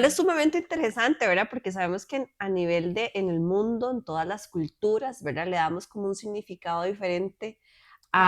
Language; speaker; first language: Spanish; native; Spanish